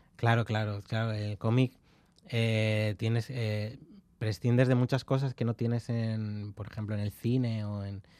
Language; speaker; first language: Spanish; native; Spanish